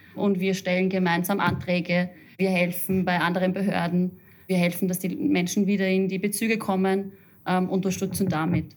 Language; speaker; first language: German; native; German